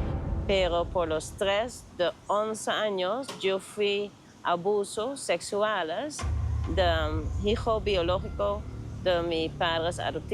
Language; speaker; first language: Spanish; non-native, learner; Dutch